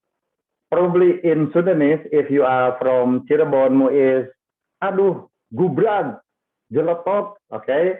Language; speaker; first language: English; non-native, fluent; Indonesian